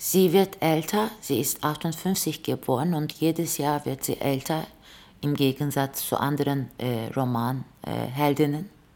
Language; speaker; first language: German; non-native, fluent; Turkish